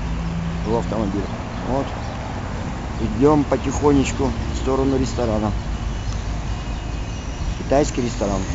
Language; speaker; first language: Russian; native; Russian